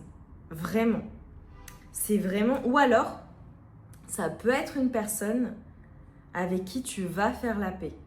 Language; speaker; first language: French; native; French